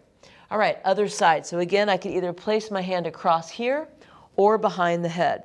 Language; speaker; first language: English; native; English